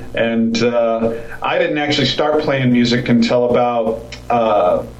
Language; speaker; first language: English; native; English